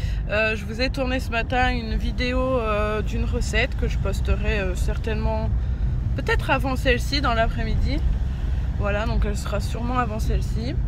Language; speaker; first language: French; native; French